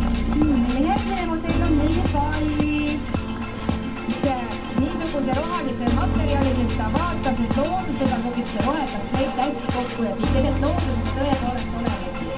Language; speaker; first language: Estonian; native; Estonian